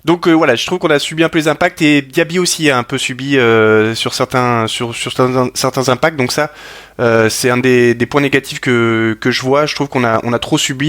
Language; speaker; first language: French; native; French